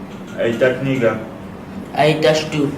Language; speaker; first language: Russian; non-native, learner; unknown